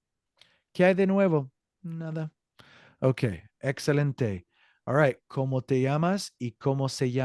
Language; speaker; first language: Spanish; non-native, fluent; English